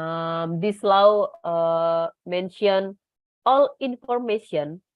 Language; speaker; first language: English; non-native, learner; Indonesian